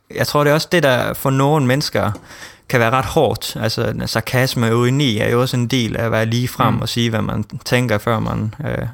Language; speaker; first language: Danish; early bilingual, heritage; Danish